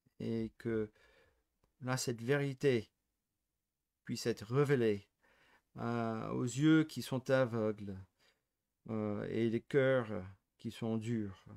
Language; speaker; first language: French; non-native, fluent; English